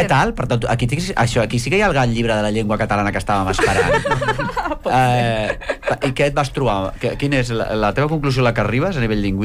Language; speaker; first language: Catalan; native; Catalan